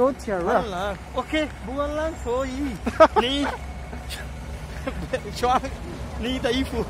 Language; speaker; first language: Chinese; non-native, learner; Hindi